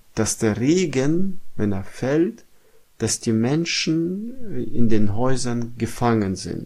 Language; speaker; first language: German; non-native, fluent; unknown